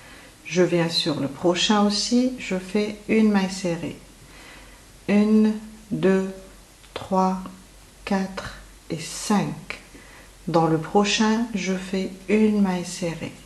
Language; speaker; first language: French; native; French